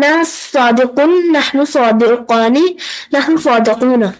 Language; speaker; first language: Arabic; non-native, learner; Urdu